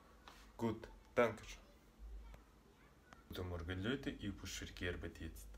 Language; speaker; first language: German; non-native, learner; Russian